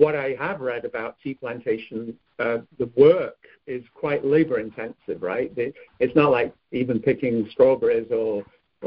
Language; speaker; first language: English; native; English